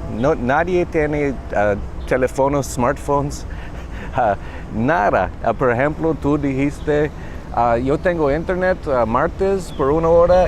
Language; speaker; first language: Spanish; non-native, learner; English